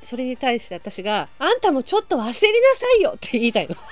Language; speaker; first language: Japanese; native; Japanese